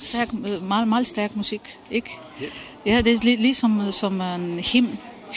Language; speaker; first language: Danish; non-native, fluent; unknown